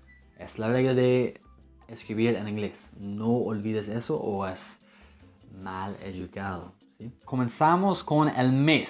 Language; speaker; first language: Spanish; non-native, fluent; English